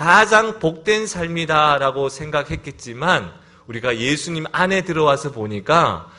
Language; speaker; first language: Korean; native; Korean